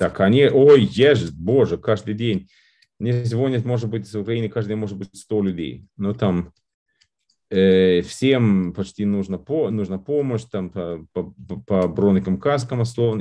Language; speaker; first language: Russian; non-native, fluent; Lithuanian